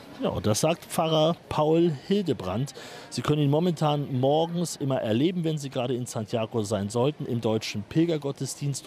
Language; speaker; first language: German; native; German